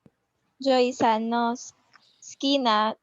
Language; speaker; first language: Japanese; non-native, learner; Filipino